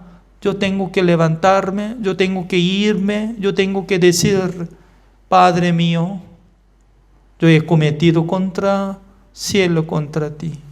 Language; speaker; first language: Spanish; non-native, fluent; Korean